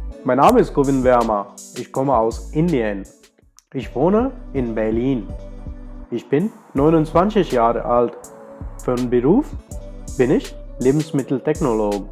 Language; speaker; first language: German; non-native, local second language; Hindi